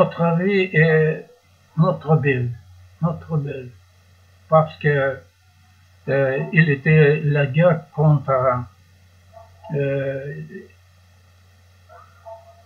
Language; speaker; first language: French; non-native, learner; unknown